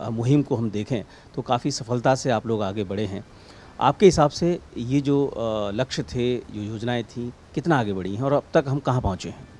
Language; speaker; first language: Hindi; native; Hindi